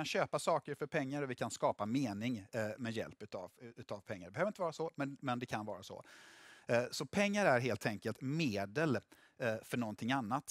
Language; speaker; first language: Swedish; native; Swedish